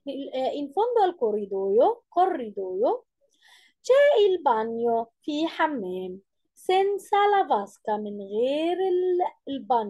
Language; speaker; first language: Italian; non-native, fluent; Arabic